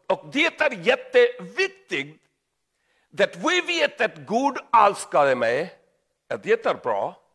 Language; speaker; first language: Swedish; non-native, learner; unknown